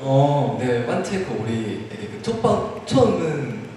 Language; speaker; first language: Korean; non-native, learner; Chinese